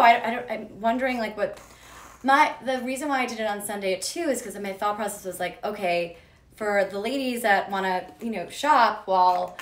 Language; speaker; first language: English; native; English